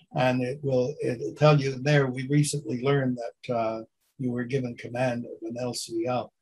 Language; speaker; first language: English; native; English